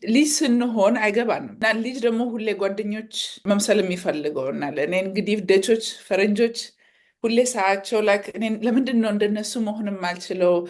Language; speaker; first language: Amharic; early bilingual, heritage; Amharic